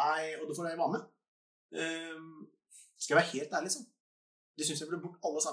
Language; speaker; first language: Norwegian; native; Norwegian